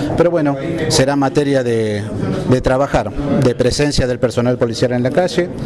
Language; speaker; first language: Spanish; native; Spanish